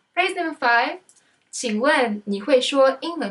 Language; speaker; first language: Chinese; early bilingual, heritage; Chinese